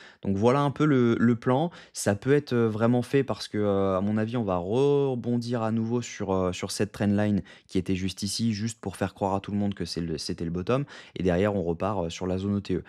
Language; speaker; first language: French; native; French